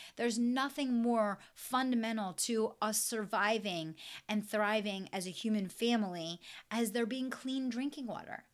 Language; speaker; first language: English; native; English